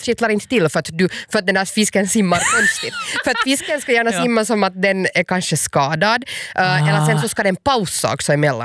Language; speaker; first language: Swedish; native; Swedish